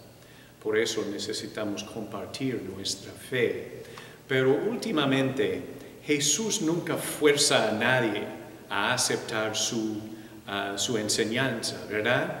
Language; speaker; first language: Spanish; non-native, fluent; English